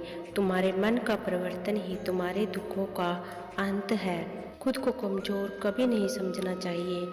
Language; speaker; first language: Hindi; native; Hindi